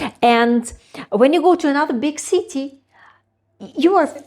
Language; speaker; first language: English; non-native, fluent; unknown